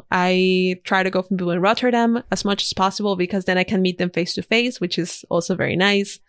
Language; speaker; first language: English; non-native, fluent; Spanish